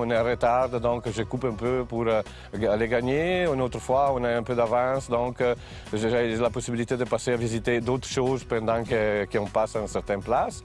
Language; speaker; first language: French; non-native, fluent; Italian